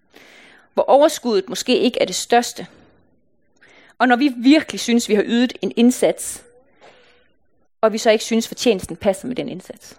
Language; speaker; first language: Danish; native; Danish